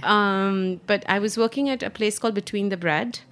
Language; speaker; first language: English; non-native, local second language; Hindi